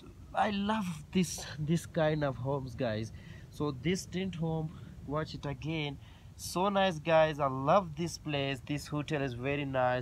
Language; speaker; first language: English; non-native, local second language; Urdu